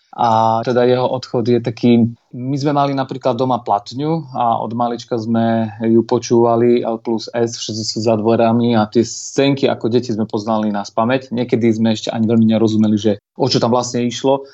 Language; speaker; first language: Slovak; non-native, local second language; Rusyn